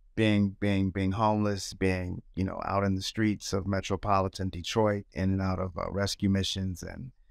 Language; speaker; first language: English; native; English